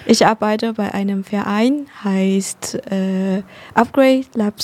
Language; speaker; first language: German; non-native, fluent; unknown